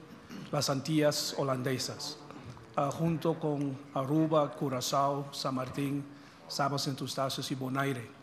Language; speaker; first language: Spanish; non-native, fluent; English